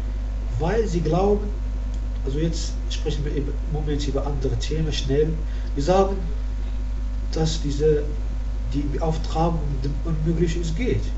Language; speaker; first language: German; non-native, learner; Arabic